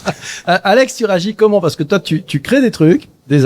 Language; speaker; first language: French; native; French